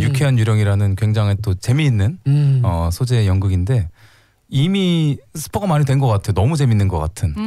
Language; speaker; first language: Korean; native; Korean